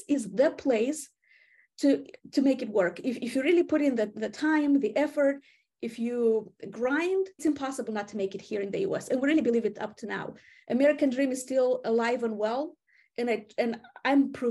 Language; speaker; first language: English; non-native, fluent; Romanian